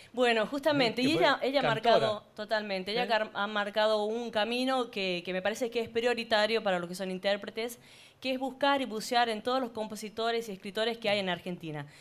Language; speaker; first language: Spanish; native; Spanish